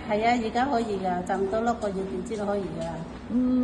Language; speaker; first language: Cantonese; non-native, fluent; Indonesian